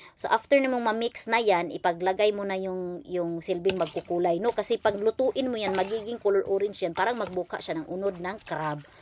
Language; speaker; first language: Filipino; non-native, local second language; Cebuano